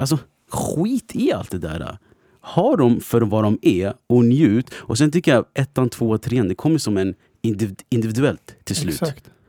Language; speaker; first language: Swedish; native; Swedish